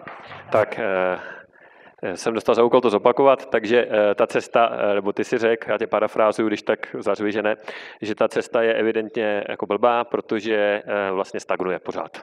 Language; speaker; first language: Czech; native; Czech